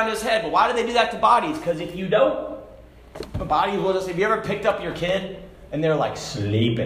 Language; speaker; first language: English; native; English